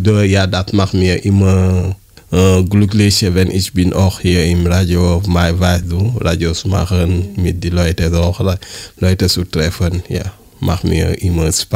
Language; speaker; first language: German; non-native, learner; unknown